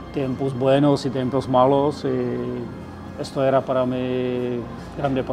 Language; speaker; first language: Spanish; non-native, fluent; Czech